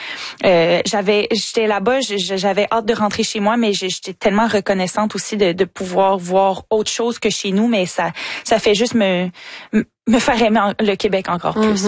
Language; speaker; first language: French; native; French